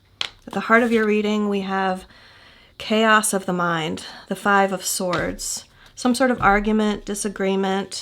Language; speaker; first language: English; native; English